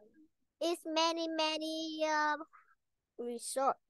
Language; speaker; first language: English; non-native, learner; Vietnamese